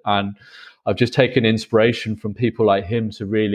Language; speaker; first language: English; native; English